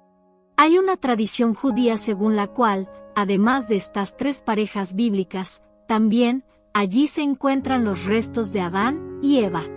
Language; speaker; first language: Spanish; native; Spanish